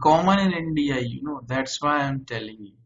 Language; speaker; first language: English; native; English